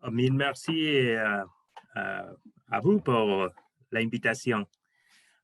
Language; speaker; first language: French; non-native, learner; Spanish